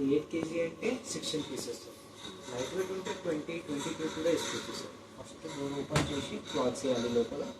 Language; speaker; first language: Telugu; non-native, local second language; Kannada